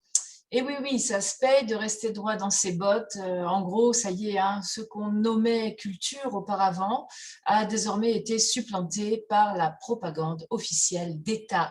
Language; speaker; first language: French; native; French